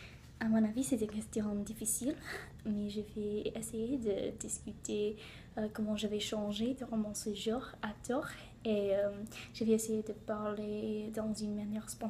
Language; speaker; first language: French; non-native, learner; English